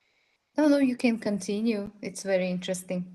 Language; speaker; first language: English; non-native, fluent; Russian